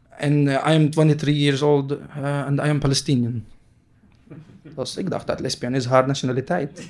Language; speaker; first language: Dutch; non-native, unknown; Arabic